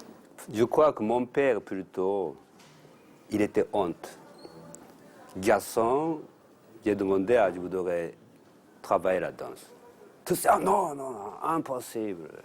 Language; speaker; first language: French; non-native, learner; Japanese